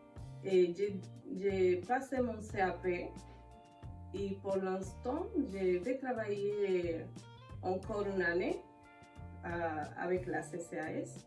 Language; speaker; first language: French; non-native, learner; Spanish